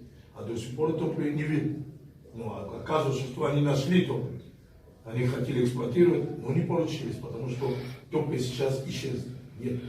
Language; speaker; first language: Russian; non-native, fluent; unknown